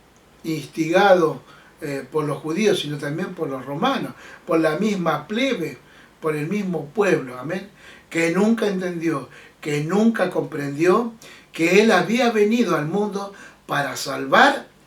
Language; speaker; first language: Spanish; native; Spanish